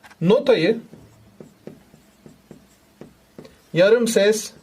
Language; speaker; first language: Turkish; native; Turkish